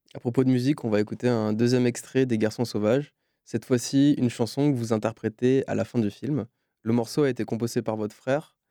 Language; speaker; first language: French; native; French